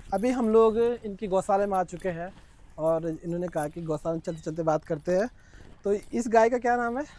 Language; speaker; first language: Hindi; native; Hindi